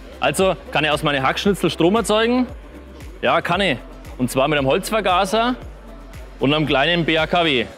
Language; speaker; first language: German; native; German